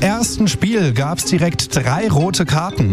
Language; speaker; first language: German; native; German